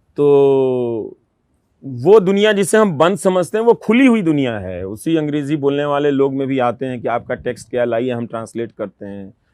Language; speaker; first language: Hindi; non-native, local second language; Bhojpuri